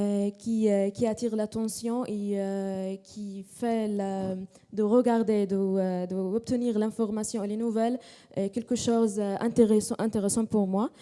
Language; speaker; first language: French; non-native, fluent; Arabic